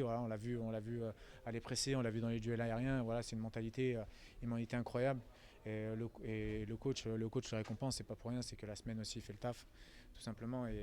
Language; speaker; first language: French; native; French